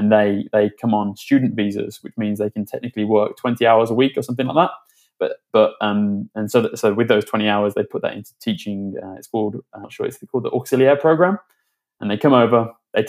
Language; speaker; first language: English; native; English